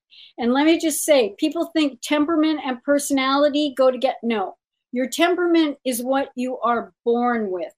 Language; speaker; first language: English; native; English